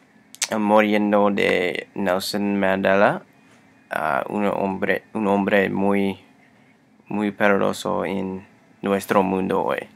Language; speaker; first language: Spanish; non-native, learner; English